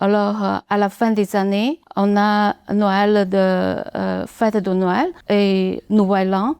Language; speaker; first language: French; non-native, learner; Chinese